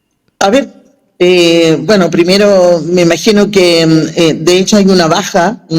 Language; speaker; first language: Spanish; native; Spanish